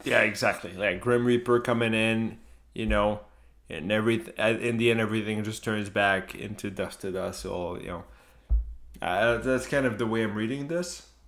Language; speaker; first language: English; native; English